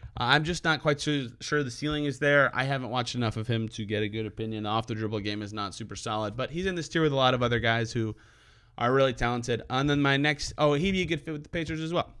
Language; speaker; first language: English; native; English